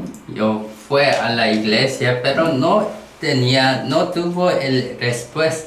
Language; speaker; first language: Spanish; non-native, learner; Korean